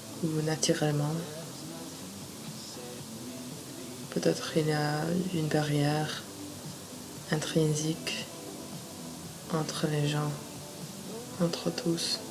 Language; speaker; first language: French; non-native, fluent; English